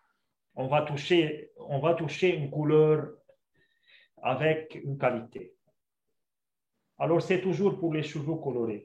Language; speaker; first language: French; non-native, local second language; Arabic